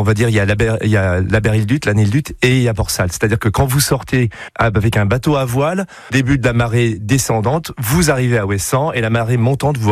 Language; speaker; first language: French; native; French